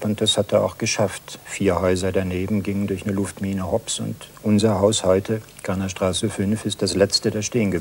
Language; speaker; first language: German; native; German